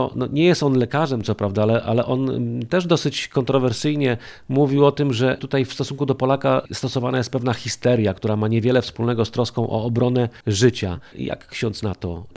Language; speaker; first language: Polish; native; Polish